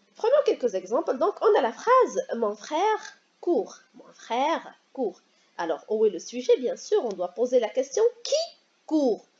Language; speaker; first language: French; non-native, local second language; Arabic